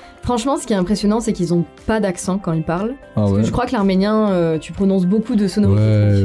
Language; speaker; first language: French; native; French